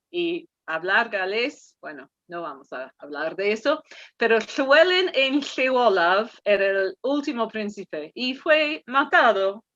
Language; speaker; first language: Spanish; non-native, fluent; English